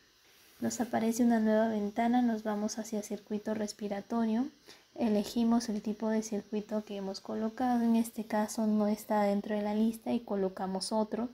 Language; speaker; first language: Spanish; native; Spanish